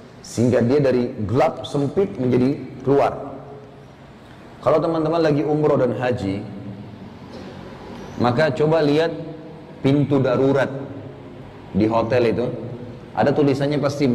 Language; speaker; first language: Indonesian; native; Indonesian